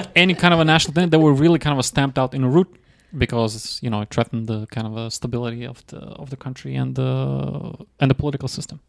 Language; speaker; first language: English; non-native, fluent; Croatian